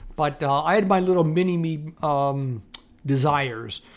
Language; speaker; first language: English; native; English